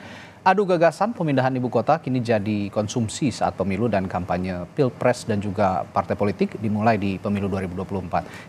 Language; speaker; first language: Indonesian; native; Indonesian